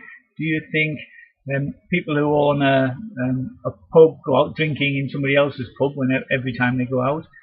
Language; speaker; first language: English; native; English